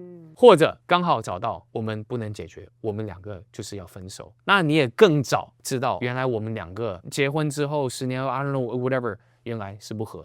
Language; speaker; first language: Chinese; native; Chinese